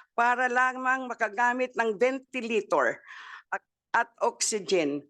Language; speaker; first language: English; non-native, local second language; Waray